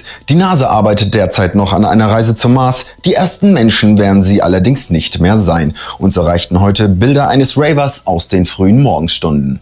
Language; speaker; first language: German; native; German